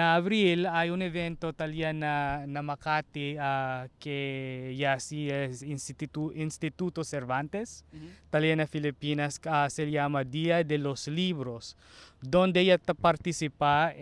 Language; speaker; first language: Spanish; non-native, learner; Chavacano